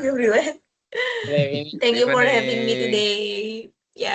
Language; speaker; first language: English; non-native, fluent; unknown